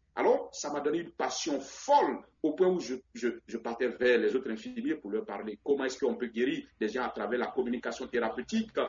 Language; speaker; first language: French; non-native, local second language; Baoulé